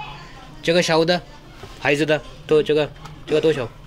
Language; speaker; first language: Chinese; non-native, learner; Urdu